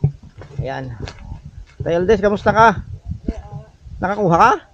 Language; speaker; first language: Filipino; native; Filipino